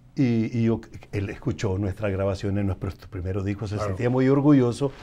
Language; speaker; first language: Spanish; native; Spanish